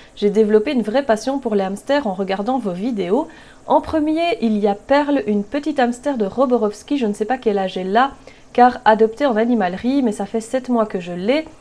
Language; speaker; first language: French; native; French